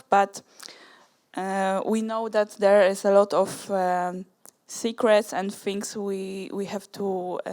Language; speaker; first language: English; non-native, learner; Polish